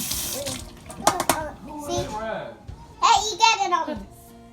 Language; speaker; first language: English; native; English